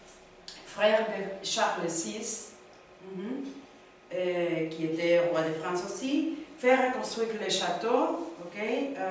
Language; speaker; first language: French; non-native, learner; Spanish